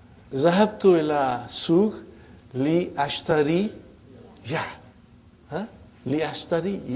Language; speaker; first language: Arabic; non-native, fluent; Tamil